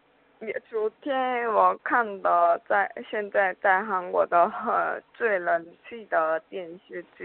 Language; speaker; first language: Chinese; non-native, learner; Korean